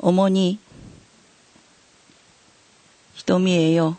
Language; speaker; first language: Korean; non-native, learner; Japanese